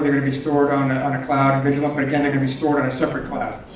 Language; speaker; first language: English; native; English